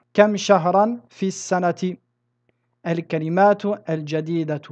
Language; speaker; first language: Arabic; non-native, fluent; French